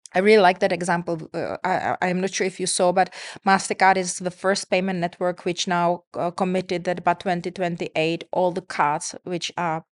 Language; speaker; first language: English; non-native, fluent; Czech